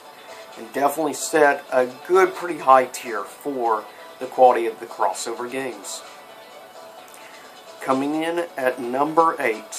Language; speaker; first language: English; native; English